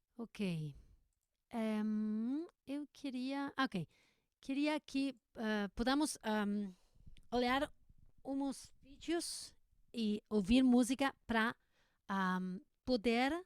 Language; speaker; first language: Portuguese; non-native, learner; Spanish